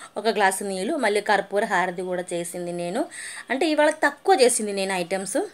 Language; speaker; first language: Telugu; non-native, learner; Malayalam